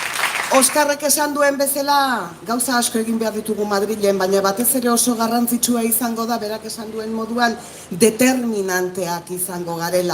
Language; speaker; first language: Basque; native; Basque